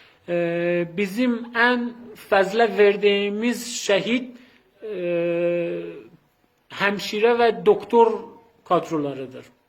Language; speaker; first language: Turkish; non-native, fluent; Azerbaijani